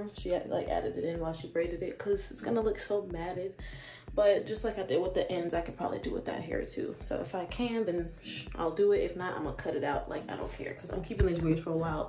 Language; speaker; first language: English; native; English